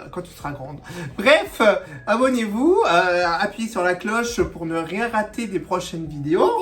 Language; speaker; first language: French; native; French